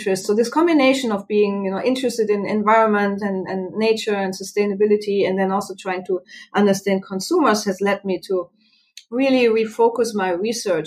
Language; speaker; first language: English; non-native, fluent; German